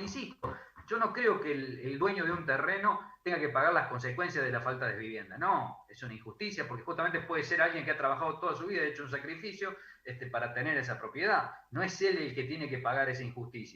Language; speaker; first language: Spanish; native; Spanish